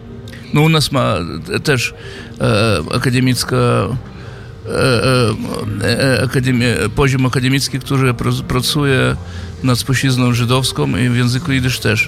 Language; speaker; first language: Polish; non-native, fluent; Yiddish